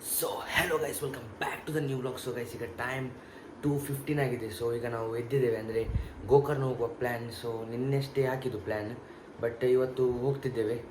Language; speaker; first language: Kannada; non-native, local second language; Tulu